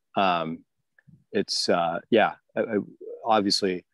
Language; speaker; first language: English; native; English